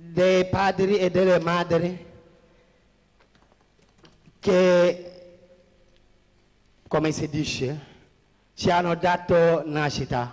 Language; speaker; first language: Italian; non-native, fluent; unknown